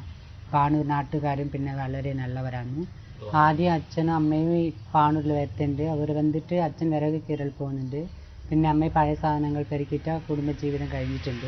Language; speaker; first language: Malayalam; non-native, learner; Tamil